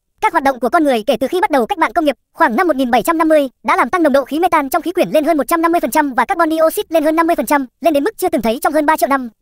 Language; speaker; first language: Vietnamese; native; Vietnamese